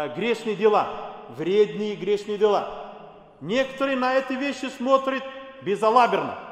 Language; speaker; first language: Russian; non-native, local second language; Kazakh